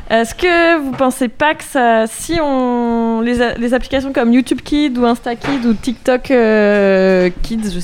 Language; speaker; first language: French; native; French